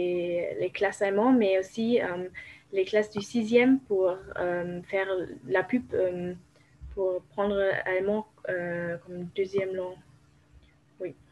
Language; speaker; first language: French; non-native, fluent; German